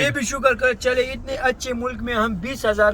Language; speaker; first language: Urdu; non-native, local second language; Pashto